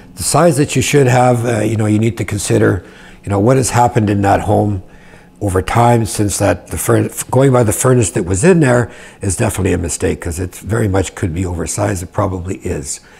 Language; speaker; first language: English; native; English